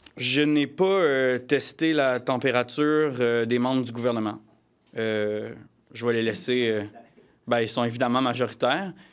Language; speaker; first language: French; native; French